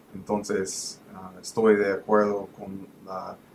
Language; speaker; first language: Spanish; non-native, fluent; English